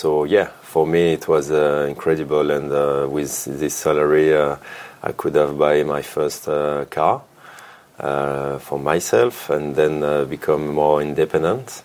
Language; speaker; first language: English; non-native, fluent; French